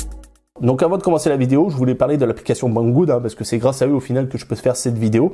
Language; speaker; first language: French; native; French